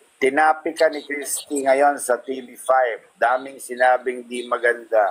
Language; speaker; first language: Filipino; native; Filipino